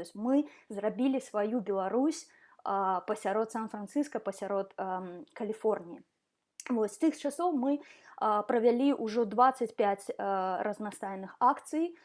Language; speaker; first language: Belarusian; non-native, local second language; Russian